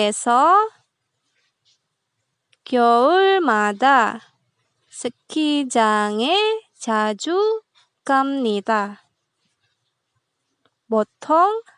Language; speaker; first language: Korean; non-native, fluent; Indonesian